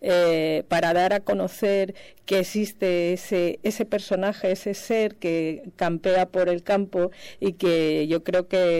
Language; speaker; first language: Spanish; native; Spanish